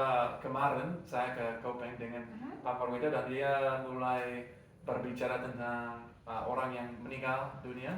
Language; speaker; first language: Indonesian; non-native, learner; English